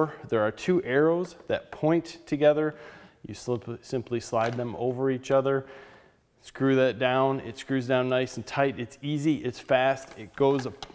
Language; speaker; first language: English; native; English